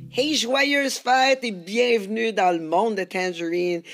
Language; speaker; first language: French; native; French